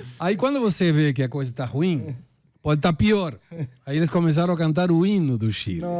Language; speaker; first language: Portuguese; non-native, fluent; Spanish